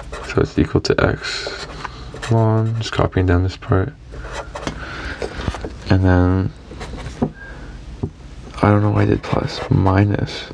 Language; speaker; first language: English; native; English